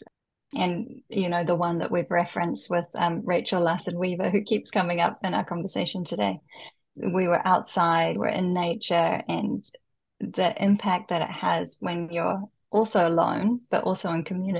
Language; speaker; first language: English; native; English